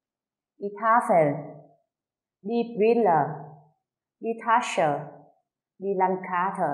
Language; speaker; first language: German; non-native, fluent; Vietnamese